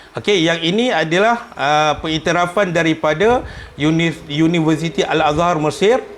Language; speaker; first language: Malay; native; Malay